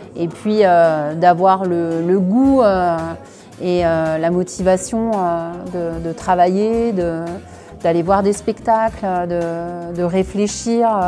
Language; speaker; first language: French; native; French